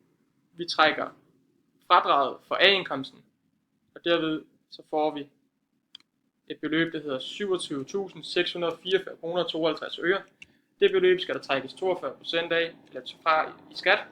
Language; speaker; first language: Danish; native; Danish